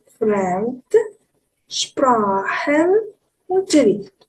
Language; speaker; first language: German; non-native, fluent; Ukrainian